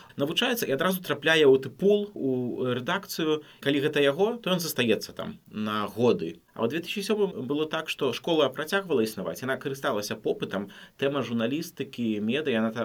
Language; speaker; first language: Belarusian; non-native, local second language; Russian